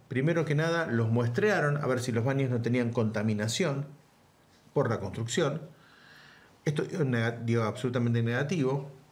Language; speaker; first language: Spanish; native; Spanish